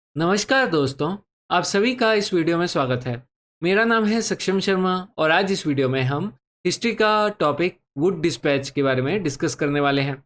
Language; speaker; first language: Hindi; native; Hindi